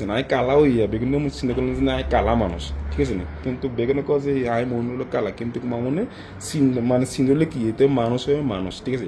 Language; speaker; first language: Bangla; non-native, fluent; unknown